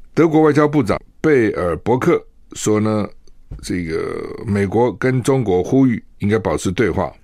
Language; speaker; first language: Chinese; native; Chinese